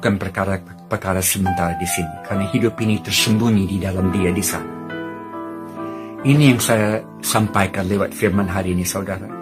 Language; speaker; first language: Indonesian; non-native, fluent; English